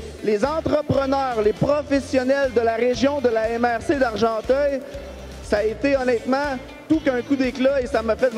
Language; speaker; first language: French; native; French